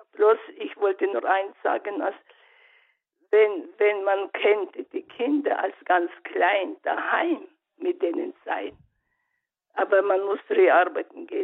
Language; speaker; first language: German; non-native, learner; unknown